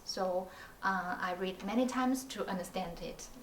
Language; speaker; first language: English; non-native, learner; Chinese